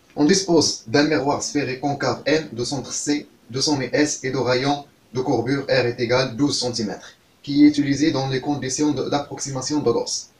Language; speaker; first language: French; non-native, local second language; Arabic